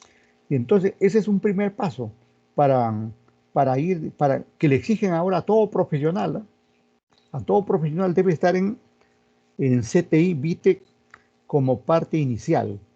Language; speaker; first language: Spanish; native; Spanish